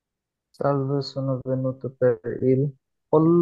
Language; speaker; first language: Italian; non-native, learner; Bangla